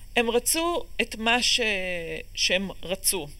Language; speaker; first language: Hebrew; native; Hebrew